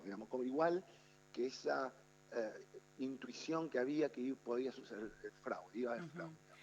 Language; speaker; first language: Spanish; native; Spanish